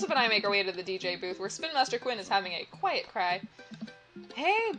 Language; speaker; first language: English; native; English